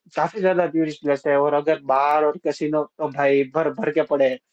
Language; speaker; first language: Hindi; non-native, local second language; Gujarati